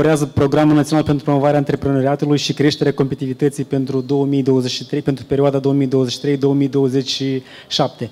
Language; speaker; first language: Romanian; native; Romanian